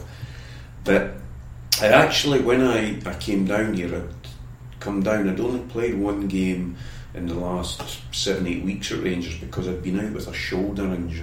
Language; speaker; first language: English; native; English